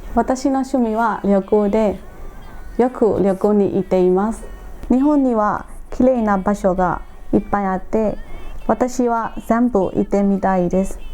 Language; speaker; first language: Japanese; non-native, fluent; Burmese